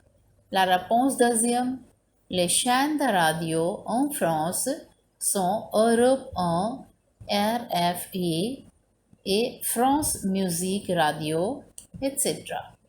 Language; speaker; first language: French; non-native, learner; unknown